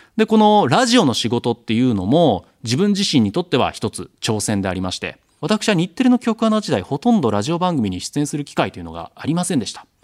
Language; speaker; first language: Japanese; native; Japanese